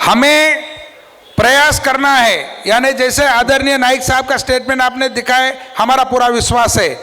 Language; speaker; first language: Hindi; non-native, local second language; Marathi